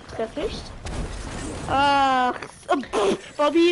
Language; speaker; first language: German; native; German